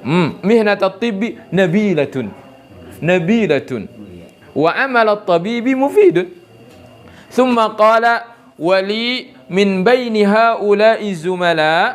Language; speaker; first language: Arabic; non-native, fluent; Indonesian